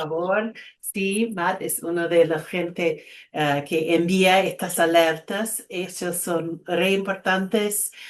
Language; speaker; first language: Spanish; non-native, fluent; English